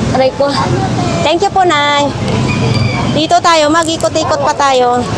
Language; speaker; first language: Filipino; non-native, local second language; Masbatenyo